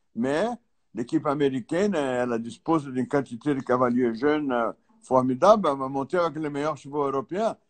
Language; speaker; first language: French; non-native, fluent; Portuguese